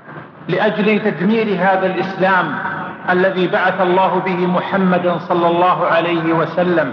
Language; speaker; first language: Arabic; native; Arabic